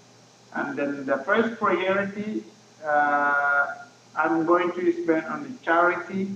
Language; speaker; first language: English; non-native, fluent; Arabic